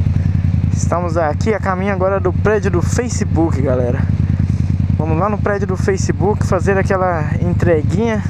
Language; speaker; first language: Portuguese; native; Portuguese